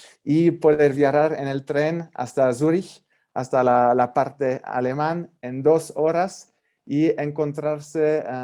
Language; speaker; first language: Spanish; non-native, fluent; French